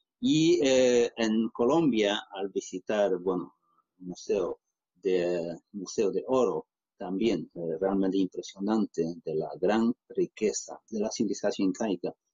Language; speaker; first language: Spanish; non-native, fluent; Chinese